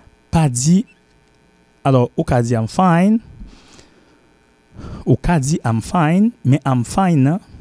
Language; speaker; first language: English; non-native, fluent; Haitian Creole